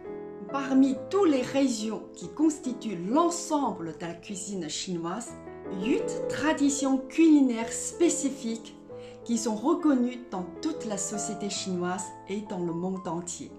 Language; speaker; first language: French; non-native, fluent; Chinese